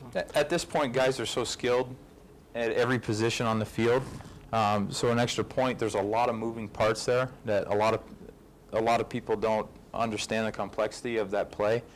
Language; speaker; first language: English; native; English